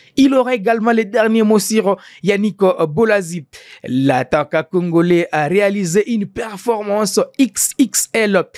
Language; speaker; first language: French; non-native, local second language; Swahili